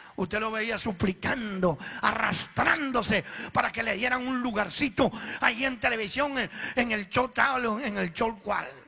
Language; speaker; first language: Spanish; early bilingual, other home language; Italian